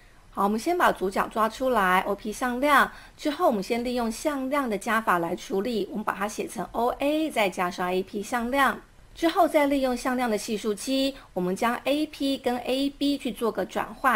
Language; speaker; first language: Chinese; native; Chinese